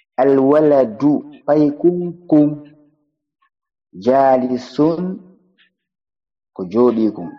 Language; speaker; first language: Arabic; non-native, fluent; Fula